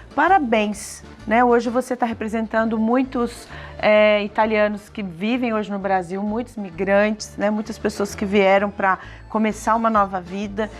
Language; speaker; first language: Portuguese; native; Portuguese